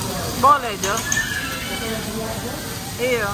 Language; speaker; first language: Indonesian; native; Indonesian